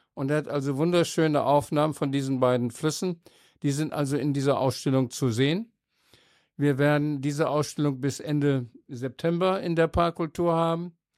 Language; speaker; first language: German; native; German